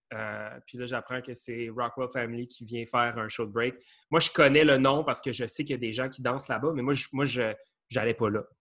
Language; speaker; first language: French; native; French